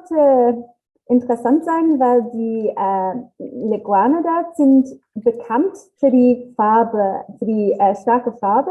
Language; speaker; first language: German; non-native, learner; English